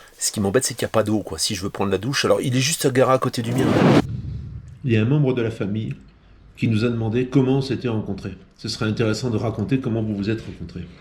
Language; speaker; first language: French; native; French